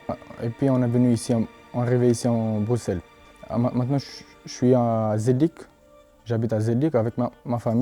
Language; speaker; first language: French; non-native, learner; Albanian